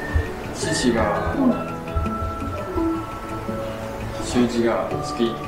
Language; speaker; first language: Japanese; non-native, learner; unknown